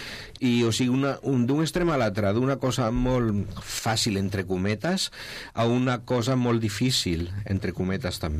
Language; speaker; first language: Catalan; non-native, local second language; Spanish